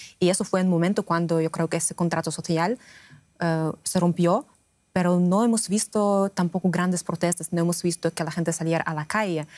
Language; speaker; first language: Spanish; non-native, fluent; Russian